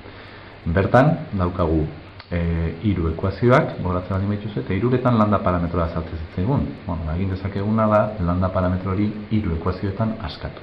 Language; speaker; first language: Basque; native; Basque